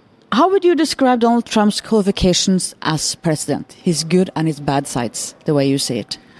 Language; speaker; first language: English; non-native, fluent; Norwegian